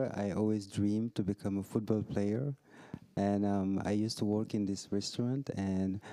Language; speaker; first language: English; non-native, fluent; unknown